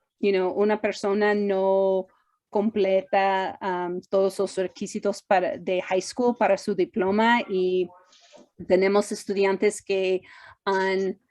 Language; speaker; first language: Spanish; non-native, fluent; English